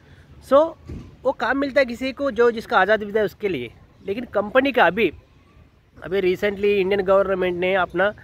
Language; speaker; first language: Hindi; non-native, local second language; Telugu